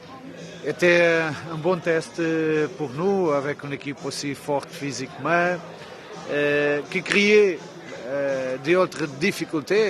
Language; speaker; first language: French; non-native, fluent; Portuguese